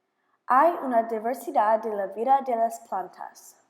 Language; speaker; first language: Spanish; non-native, learner; English